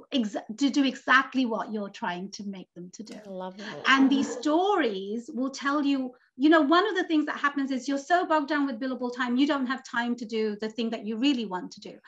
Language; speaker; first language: English; native; English